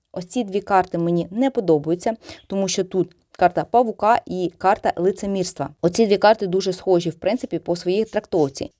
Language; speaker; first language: Ukrainian; non-native, local second language; Russian